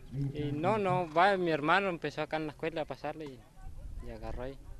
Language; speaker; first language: Spanish; native; Spanish